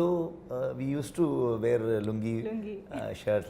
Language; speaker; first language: Telugu; non-native, learner; Kannada